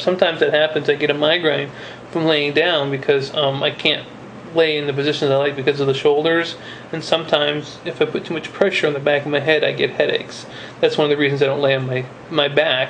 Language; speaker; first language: English; native; English